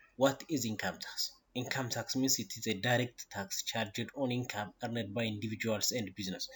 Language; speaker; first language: English; non-native, local second language; Amharic